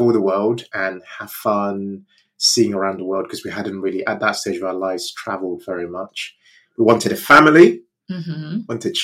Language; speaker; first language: English; non-native, local second language; Yoruba